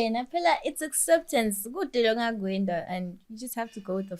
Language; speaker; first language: English; non-native, local second language; Swati